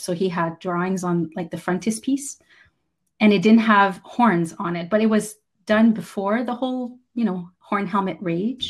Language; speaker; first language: English; native; English